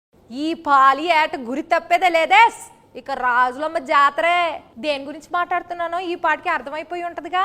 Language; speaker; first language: Telugu; native; Telugu